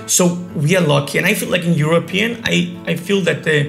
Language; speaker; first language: English; non-native, fluent; Polish